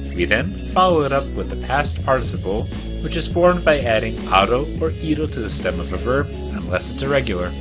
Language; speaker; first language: English; native; English